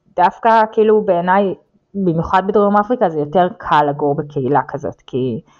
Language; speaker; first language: Hebrew; native; Hebrew